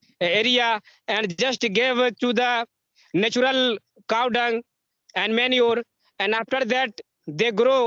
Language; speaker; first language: English; non-native, learner; Hindi